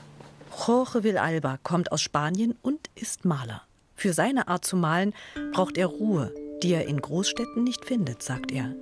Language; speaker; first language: German; native; German